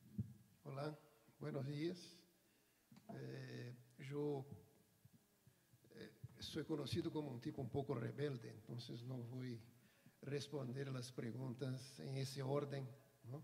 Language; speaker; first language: Spanish; non-native, fluent; Portuguese